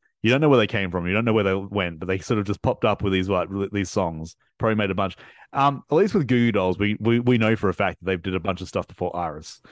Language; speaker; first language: English; native; English